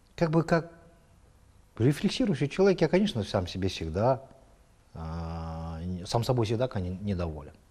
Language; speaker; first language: Russian; native; Russian